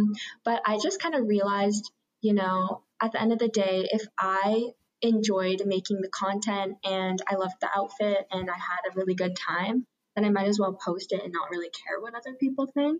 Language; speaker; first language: English; native; English